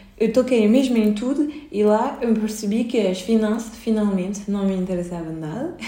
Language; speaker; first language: Portuguese; early bilingual, heritage; Portuguese